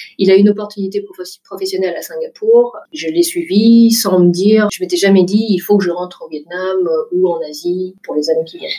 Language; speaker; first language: French; early bilingual, other home language; Vietnamese